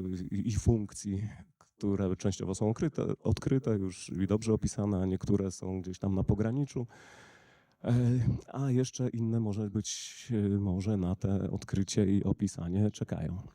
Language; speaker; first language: Polish; native; Polish